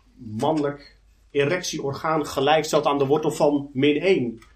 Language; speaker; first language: Dutch; native; Dutch